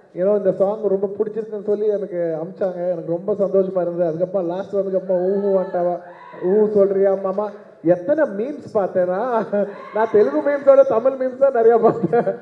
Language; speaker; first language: Tamil; non-native, local second language; Telugu